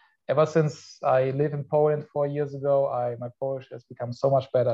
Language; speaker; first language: English; non-native, fluent; Polish